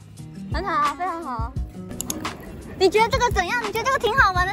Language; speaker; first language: Chinese; native; Chinese